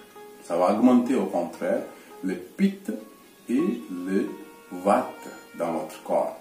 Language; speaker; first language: French; non-native, fluent; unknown